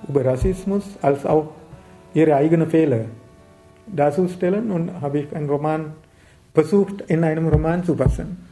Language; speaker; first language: German; non-native, learner; Sinhala